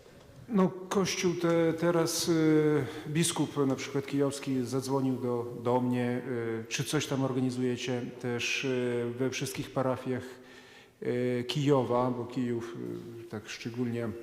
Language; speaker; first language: Polish; non-native, fluent; Ukrainian